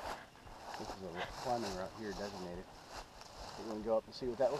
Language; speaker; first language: English; native; English